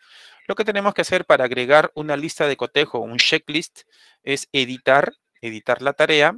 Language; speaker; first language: Spanish; native; Spanish